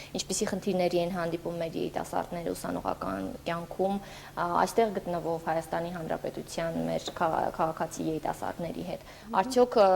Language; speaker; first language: Armenian; native; Armenian